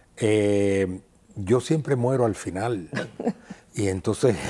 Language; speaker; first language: Spanish; native; Spanish